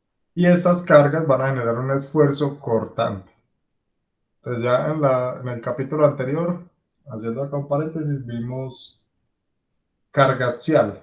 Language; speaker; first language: Spanish; native; Spanish